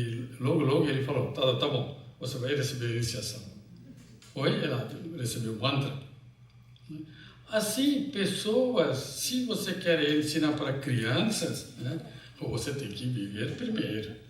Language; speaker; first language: Portuguese; non-native, fluent; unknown